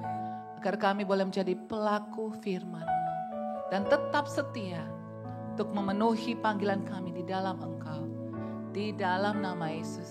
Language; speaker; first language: Indonesian; native; Indonesian